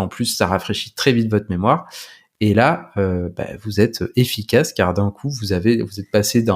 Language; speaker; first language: French; native; French